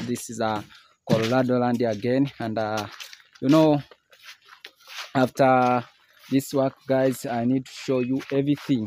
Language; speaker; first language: English; non-native, learner; Swahili